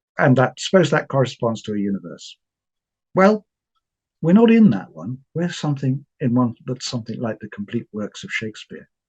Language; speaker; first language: English; native; English